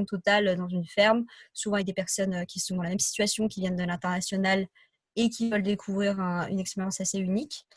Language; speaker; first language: French; native; French